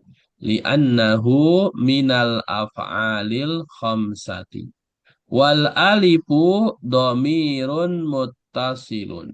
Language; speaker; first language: Arabic; non-native, fluent; Indonesian